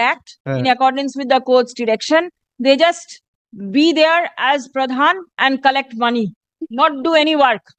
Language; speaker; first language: English; non-native, local second language; Bangla